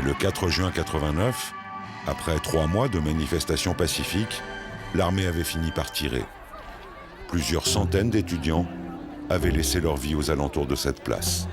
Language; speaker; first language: French; native; French